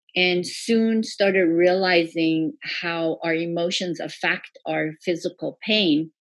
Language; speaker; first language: English; early bilingual, other home language; Persian